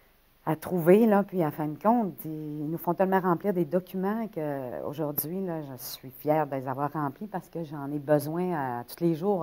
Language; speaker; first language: French; native; French